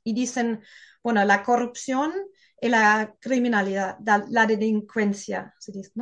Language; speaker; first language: Spanish; non-native, fluent; German